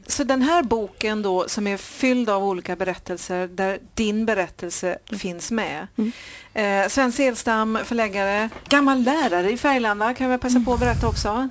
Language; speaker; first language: Swedish; native; Swedish